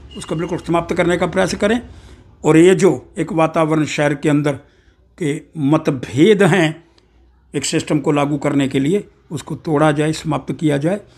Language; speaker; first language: Hindi; non-native, local second language; Dogri